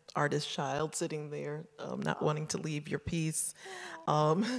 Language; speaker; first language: English; native; English